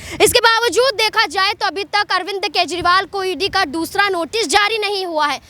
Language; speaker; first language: Hindi; native; Hindi